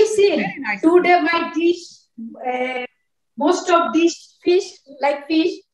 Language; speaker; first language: English; non-native, learner; Bangla